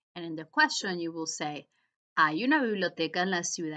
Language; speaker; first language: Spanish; non-native, fluent; English